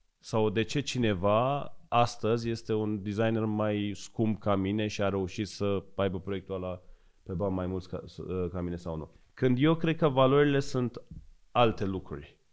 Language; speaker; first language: Romanian; non-native, fluent; Persian